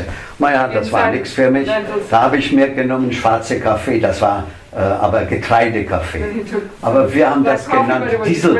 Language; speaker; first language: German; non-native, fluent; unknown